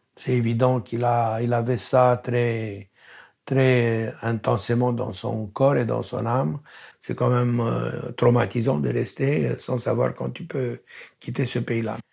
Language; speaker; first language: French; non-native, fluent; Romanian